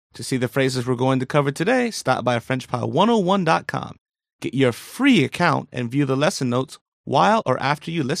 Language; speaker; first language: English; native; English